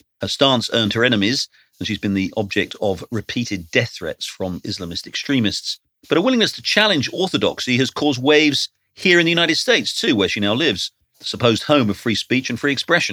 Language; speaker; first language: English; native; English